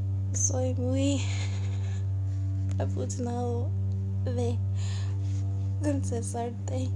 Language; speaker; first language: Spanish; non-native, learner; English